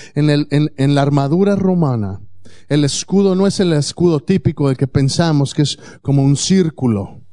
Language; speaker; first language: Spanish; native; Spanish